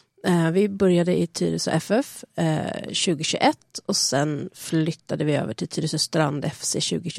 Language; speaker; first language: Swedish; native; Swedish